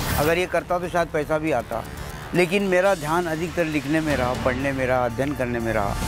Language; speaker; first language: Hindi; non-native, local second language; Marathi